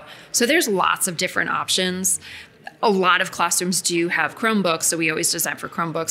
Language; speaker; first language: English; native; English